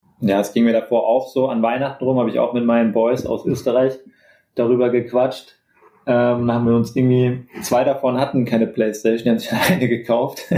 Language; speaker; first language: German; native; German